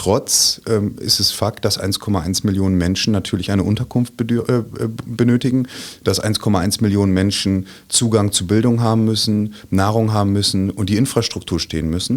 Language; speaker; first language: German; native; German